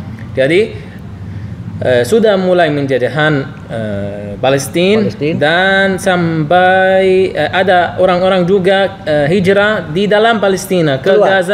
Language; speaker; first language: Indonesian; non-native, learner; Arabic